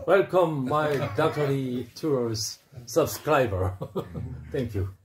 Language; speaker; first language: English; non-native, learner; Korean